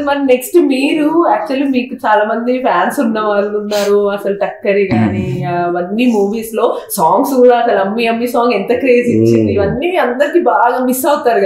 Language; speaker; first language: Telugu; native; Telugu